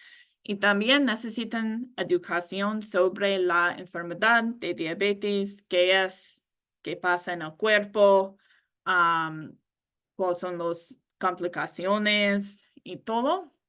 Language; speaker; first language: Spanish; non-native, learner; English